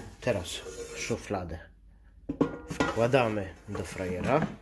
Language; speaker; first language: Polish; native; Polish